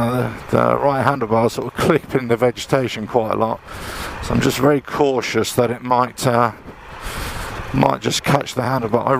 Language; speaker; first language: English; native; English